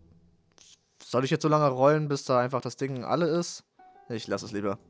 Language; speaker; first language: German; native; German